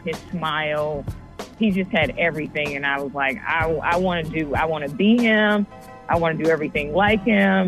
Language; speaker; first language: English; native; English